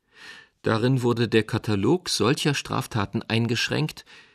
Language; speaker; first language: German; native; German